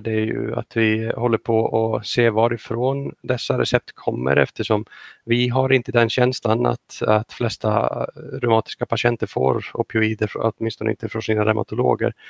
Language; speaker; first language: Swedish; non-native, fluent; Icelandic